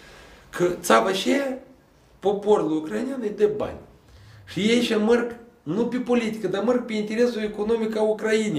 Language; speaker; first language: Romanian; non-native, local second language; Russian